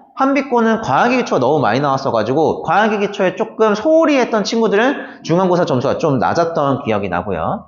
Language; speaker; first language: Korean; native; Korean